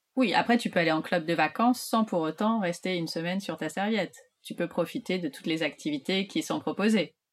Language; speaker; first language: French; native; French